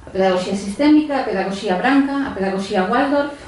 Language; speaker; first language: Spanish; native; Spanish